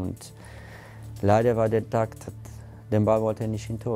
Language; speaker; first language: German; non-native, fluent; Italian